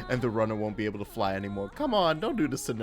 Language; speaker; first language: English; native; English